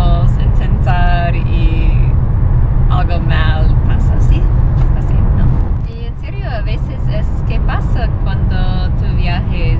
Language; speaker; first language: Spanish; non-native, learner; English